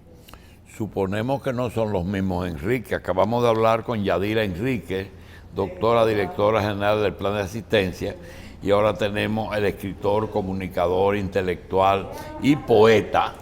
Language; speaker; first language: Spanish; native; Spanish